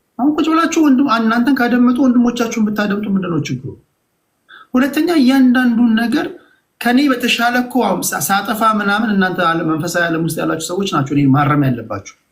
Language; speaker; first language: Amharic; native; Amharic